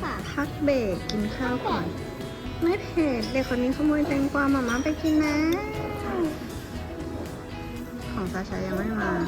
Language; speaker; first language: Thai; native; Thai